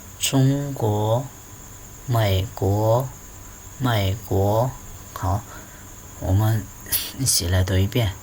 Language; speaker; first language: Chinese; non-native, fluent; Hmong